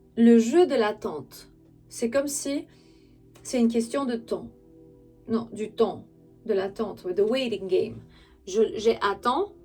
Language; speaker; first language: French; non-native, fluent; Romanian